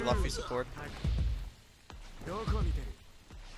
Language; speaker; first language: English; native; English